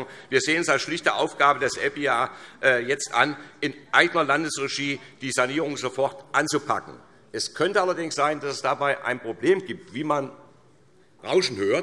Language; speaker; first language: German; native; German